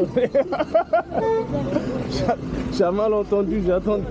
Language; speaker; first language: French; non-native, learner; English